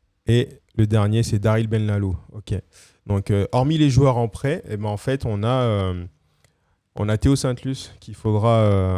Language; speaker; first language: French; native; French